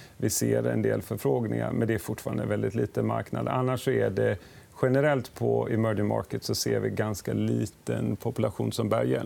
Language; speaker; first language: Swedish; native; Swedish